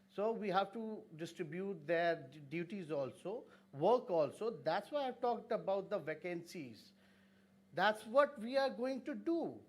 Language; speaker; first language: English; non-native, local second language; Hindi